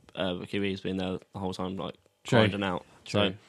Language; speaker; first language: English; native; English